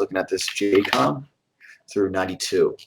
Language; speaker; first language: English; native; English